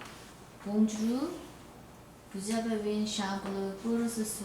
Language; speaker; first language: French; non-native, learner; Korean